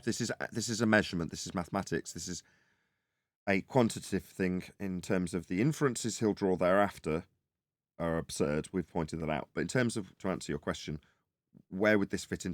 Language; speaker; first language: English; native; English